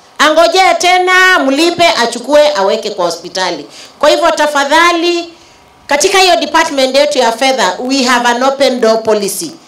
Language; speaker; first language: Swahili; native; Swahili